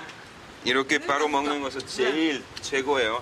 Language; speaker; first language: Korean; non-native, fluent; French